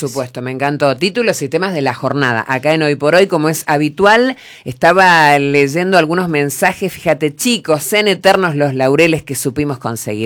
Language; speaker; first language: Spanish; native; Spanish